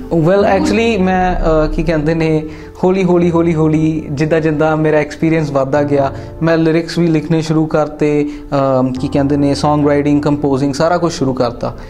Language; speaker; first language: Punjabi; early bilingual, other home language; English